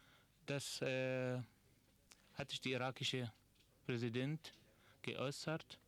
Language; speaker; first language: German; non-native, learner; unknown